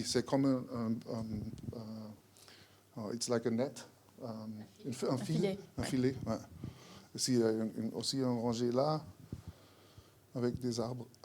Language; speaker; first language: French; non-native, fluent; German